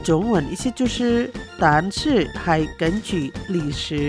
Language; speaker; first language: Chinese; non-native, fluent; Indonesian